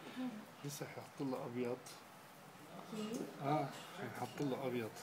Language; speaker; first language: Turkish; non-native, learner; Arabic